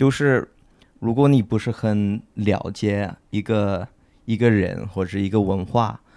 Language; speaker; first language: Chinese; non-native, fluent; English